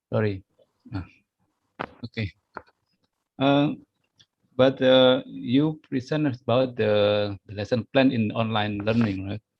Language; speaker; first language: English; non-native, fluent; Indonesian